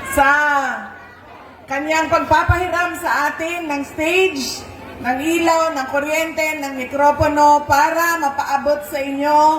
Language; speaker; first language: Filipino; non-native, local second language; Cebuano